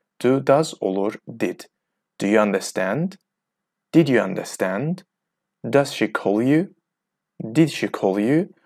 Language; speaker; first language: English; non-native, fluent; Azerbaijani